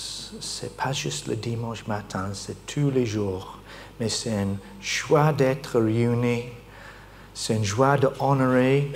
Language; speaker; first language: French; non-native, fluent; English